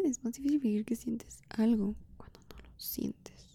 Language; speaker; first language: Spanish; native; Spanish